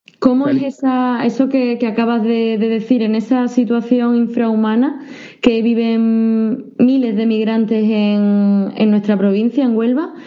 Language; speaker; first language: Spanish; native; Spanish